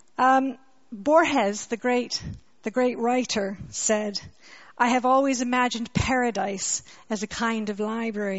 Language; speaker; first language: English; native; English